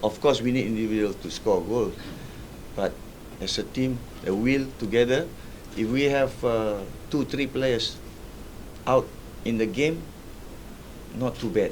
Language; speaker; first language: English; non-native, local second language; Malay